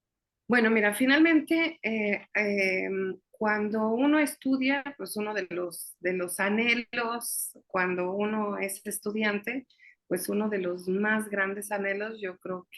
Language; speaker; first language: Spanish; native; Spanish